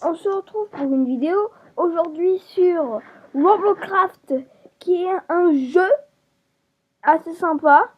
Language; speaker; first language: French; native; French